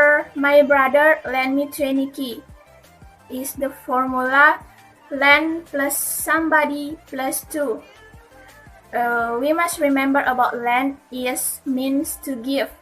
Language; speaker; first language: English; non-native, learner; Indonesian